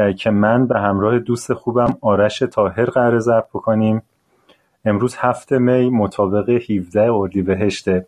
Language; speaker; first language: Persian; native; Persian